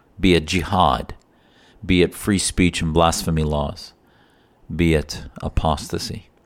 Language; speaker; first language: English; native; English